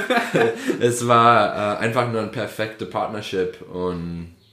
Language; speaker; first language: German; non-native, fluent; English